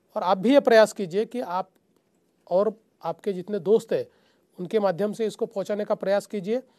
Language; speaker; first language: Hindi; non-native, local second language; Marathi